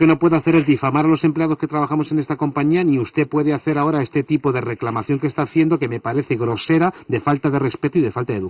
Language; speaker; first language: Spanish; native; Spanish